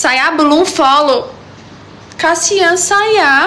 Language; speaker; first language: Indonesian; non-native, learner; Portuguese